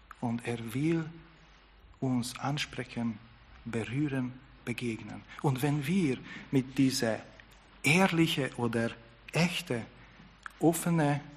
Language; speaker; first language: German; non-native, fluent; Hungarian